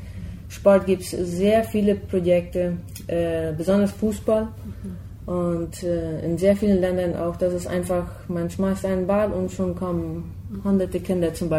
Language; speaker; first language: German; non-native, fluent; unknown